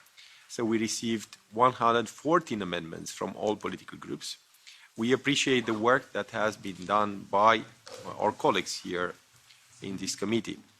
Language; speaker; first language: English; non-native, fluent; Romanian